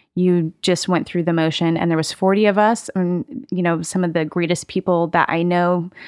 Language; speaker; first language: English; native; English